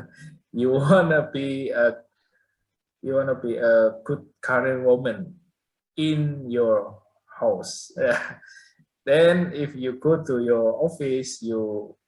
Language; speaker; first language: English; non-native, learner; Indonesian